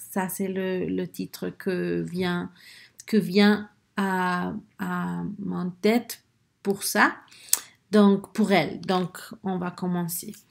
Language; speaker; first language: French; non-native, learner; Spanish